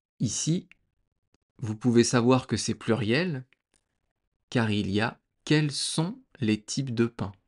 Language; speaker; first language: French; native; French